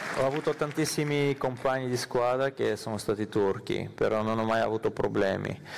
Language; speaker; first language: Italian; non-native, fluent; Armenian